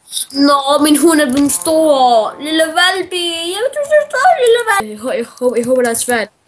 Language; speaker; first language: Danish; native; Danish